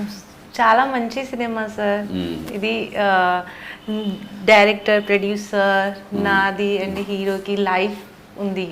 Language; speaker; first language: Telugu; non-native, local second language; Hindi